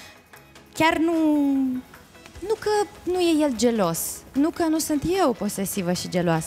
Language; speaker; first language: Romanian; native; Romanian